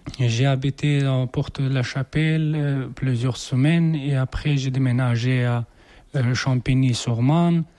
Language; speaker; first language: French; non-native, learner; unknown